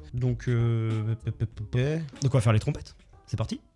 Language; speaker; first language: French; native; French